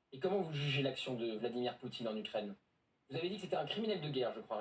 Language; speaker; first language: French; native; French